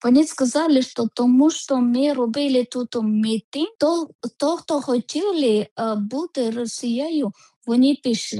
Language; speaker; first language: Ukrainian; non-native, learner; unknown